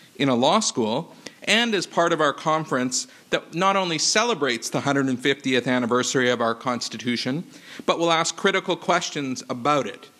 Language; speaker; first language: English; native; English